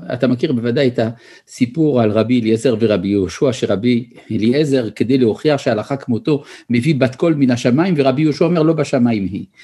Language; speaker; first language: Hebrew; early bilingual, other home language; French